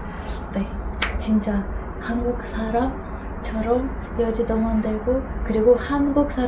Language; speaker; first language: Korean; non-native, fluent; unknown